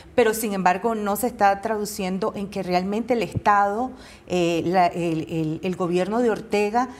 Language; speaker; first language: Spanish; native; Spanish